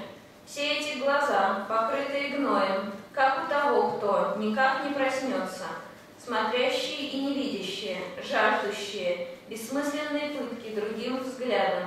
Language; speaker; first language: Russian; native; Russian